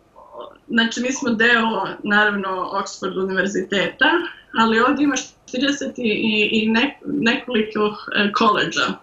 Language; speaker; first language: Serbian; early bilingual, heritage; Serbian